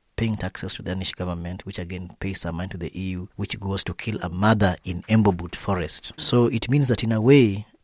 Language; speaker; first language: English; non-native, local second language; Luo (Kenya and Tanzania)